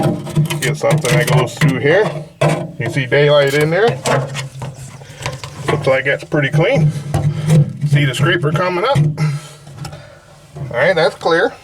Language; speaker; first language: English; native; English